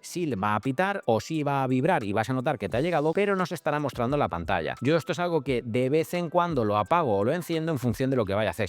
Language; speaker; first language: Spanish; native; Spanish